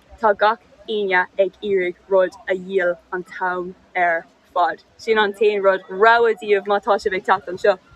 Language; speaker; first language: Irish; non-native, local second language; English